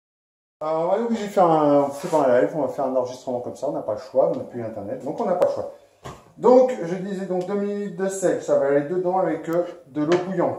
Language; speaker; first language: French; native; French